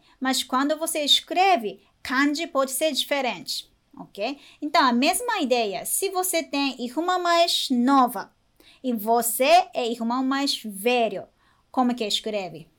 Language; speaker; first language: Portuguese; non-native, fluent; Japanese